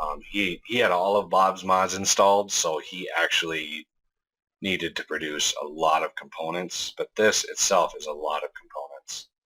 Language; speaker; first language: English; native; English